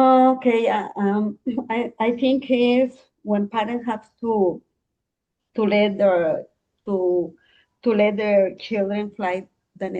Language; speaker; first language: English; non-native, learner; Spanish